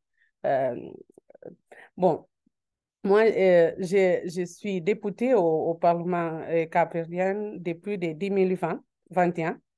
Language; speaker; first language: French; non-native, learner; Portuguese